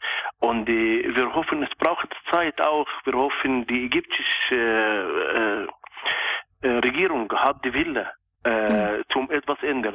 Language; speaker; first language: German; non-native, local second language; Arabic